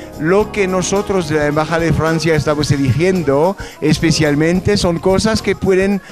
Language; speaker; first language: Spanish; non-native, fluent; French